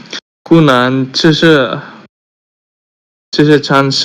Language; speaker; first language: Chinese; non-native, learner; Indonesian